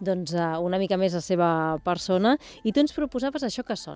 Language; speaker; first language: Catalan; native; Catalan